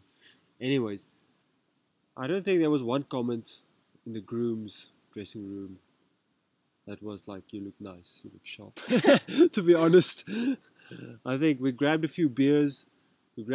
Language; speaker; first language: English; non-native, local second language; Afrikaans